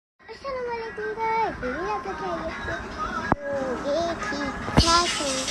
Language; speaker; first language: Hindi; native; Hindi